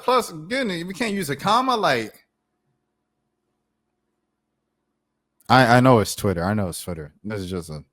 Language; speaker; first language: English; native; English